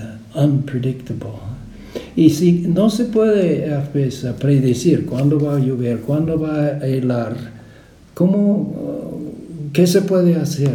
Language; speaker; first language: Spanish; non-native, fluent; English